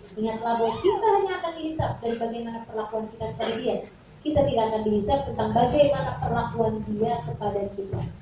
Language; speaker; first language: Indonesian; native; Indonesian